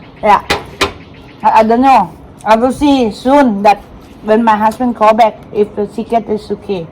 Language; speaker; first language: English; non-native, fluent; Thai